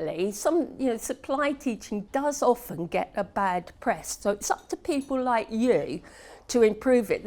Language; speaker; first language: English; native; English